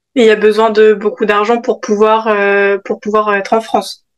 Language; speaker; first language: French; native; French